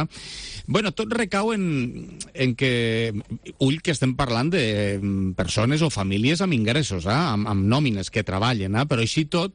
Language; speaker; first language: Catalan; native; Catalan